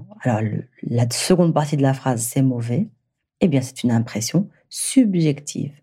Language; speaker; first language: French; native; French